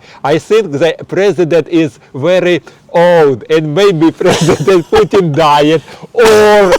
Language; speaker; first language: English; non-native, learner; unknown